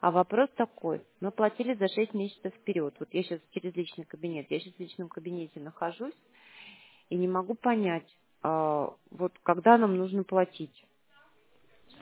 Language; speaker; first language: Russian; native; Russian